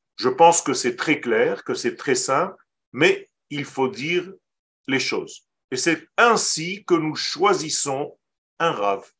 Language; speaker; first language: French; non-native, fluent; Hebrew